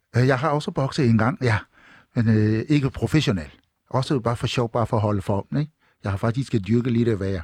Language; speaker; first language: Danish; non-native, fluent; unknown